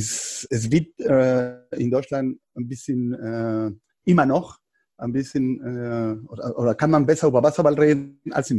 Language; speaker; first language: German; non-native, fluent; Spanish